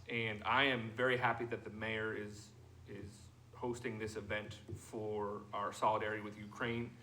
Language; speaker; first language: English; native; English